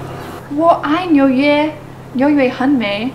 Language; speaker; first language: Chinese; non-native, learner; English